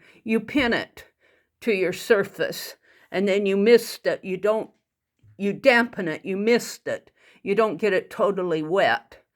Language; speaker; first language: English; native; English